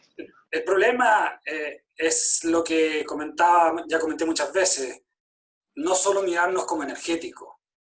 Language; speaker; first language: Spanish; native; Spanish